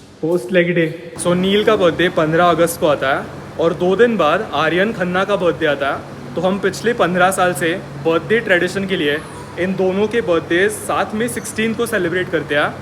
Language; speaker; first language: Hindi; non-native, local second language; Marathi